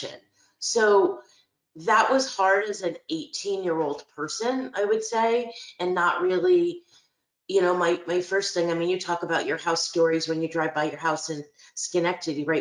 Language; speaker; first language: English; native; English